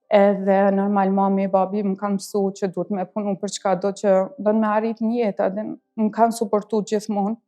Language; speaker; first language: Albanian; early bilingual, heritage; Albanian